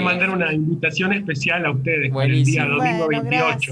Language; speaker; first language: Spanish; native; Spanish